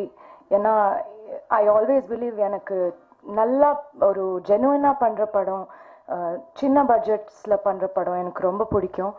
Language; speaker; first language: Tamil; non-native, fluent; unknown